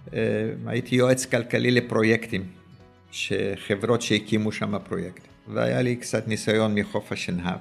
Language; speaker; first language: Hebrew; early bilingual, other home language; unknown